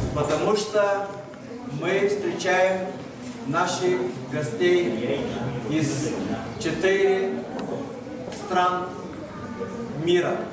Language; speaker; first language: Russian; non-native, fluent; Bulgarian